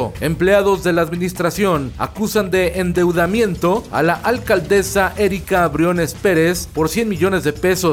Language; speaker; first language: Spanish; native; Spanish